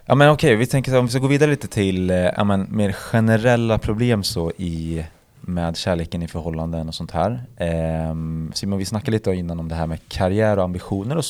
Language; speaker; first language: Swedish; native; Swedish